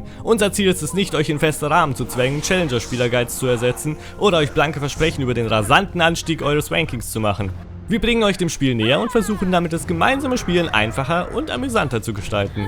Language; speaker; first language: German; native; German